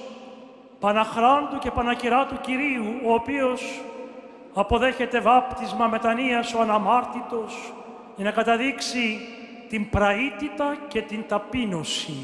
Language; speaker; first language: Greek; native; Greek